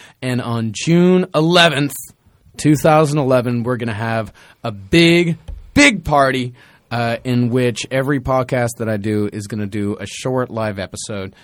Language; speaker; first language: English; native; English